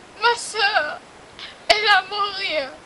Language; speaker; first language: French; non-native, learner; English